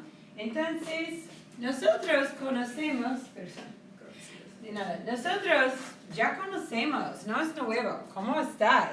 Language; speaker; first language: Spanish; non-native, fluent; English